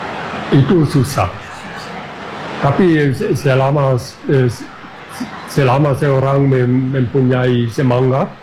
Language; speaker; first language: Indonesian; non-native, fluent; German